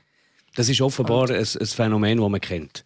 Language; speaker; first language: German; native; German